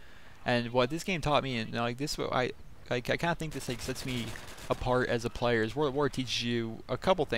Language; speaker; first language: English; native; English